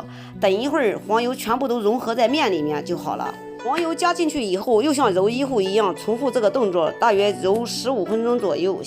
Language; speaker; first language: Chinese; native; Chinese